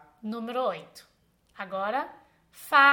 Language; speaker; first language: Portuguese; non-native, fluent; Chinese